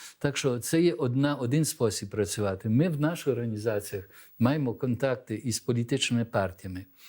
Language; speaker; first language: Ukrainian; early bilingual, heritage; Ukrainian